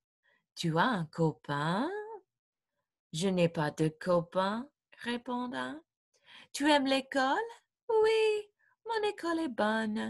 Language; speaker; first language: French; non-native, fluent; English